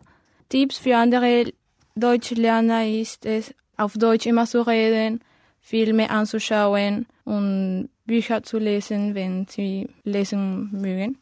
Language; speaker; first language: German; non-native, learner; Spanish